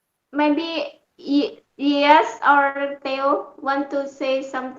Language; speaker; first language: English; non-native, learner; Indonesian